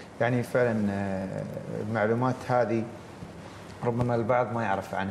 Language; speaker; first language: Arabic; native; Arabic